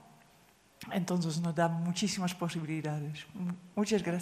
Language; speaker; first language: Spanish; non-native, fluent; Dutch